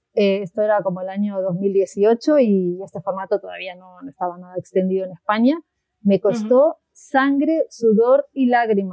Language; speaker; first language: Spanish; native; Spanish